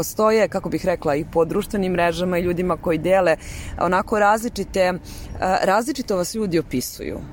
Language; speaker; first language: Serbian; native; Serbian